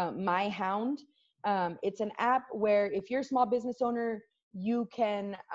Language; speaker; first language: English; early bilingual, other home language; Spanish